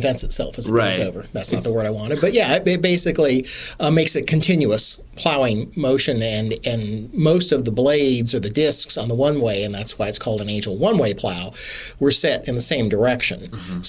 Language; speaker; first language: English; native; English